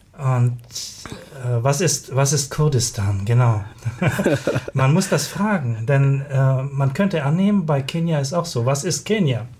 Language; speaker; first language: German; native; German